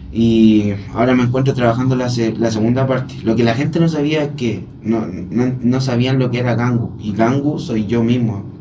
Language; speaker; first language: Spanish; native; Spanish